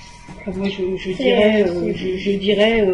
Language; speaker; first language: French; native; French